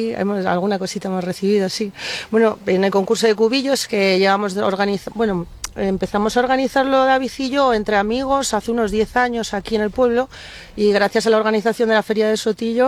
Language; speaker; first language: Spanish; native; Spanish